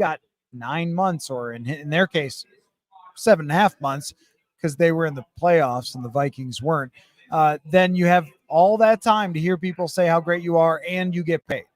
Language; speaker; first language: English; native; English